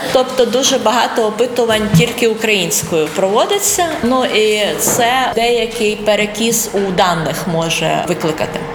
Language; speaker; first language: Ukrainian; non-native, local second language; Russian